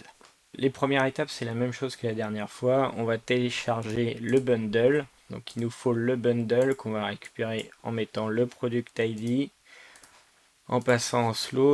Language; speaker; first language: French; native; French